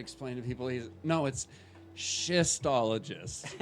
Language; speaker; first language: English; native; English